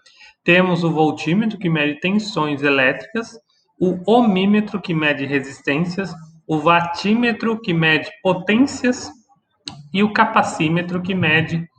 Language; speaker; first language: Portuguese; native; Portuguese